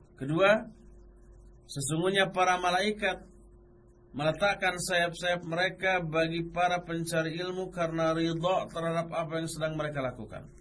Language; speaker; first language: Indonesian; native; Indonesian